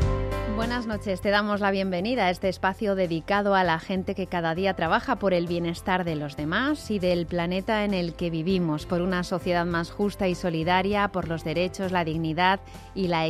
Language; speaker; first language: Spanish; native; Spanish